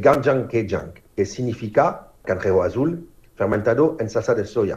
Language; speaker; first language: Spanish; non-native, learner; Korean